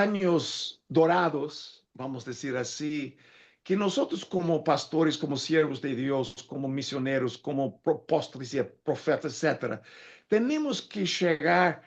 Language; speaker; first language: Spanish; non-native, fluent; English